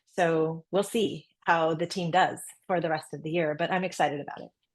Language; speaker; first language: English; native; English